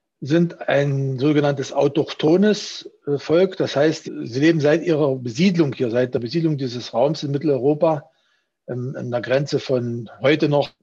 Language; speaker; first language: German; non-native, local second language; Upper Sorbian